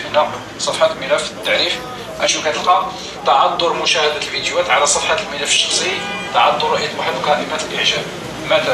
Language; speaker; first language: Arabic; native; Arabic